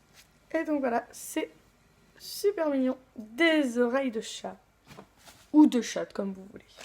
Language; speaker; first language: French; native; French